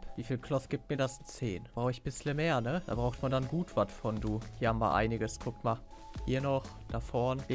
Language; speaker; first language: German; native; German